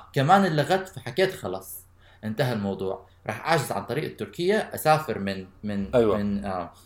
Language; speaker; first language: Arabic; native; Arabic